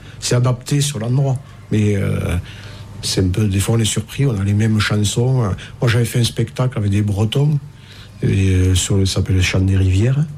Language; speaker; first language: French; native; French